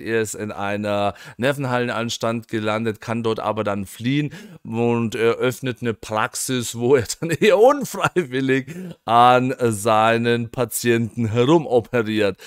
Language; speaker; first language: German; native; German